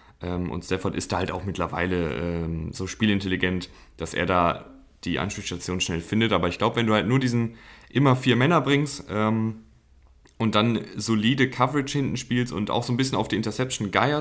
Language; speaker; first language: German; native; German